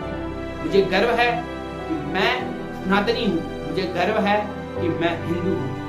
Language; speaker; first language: Hindi; native; Hindi